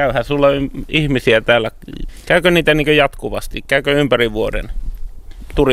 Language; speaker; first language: Finnish; native; Finnish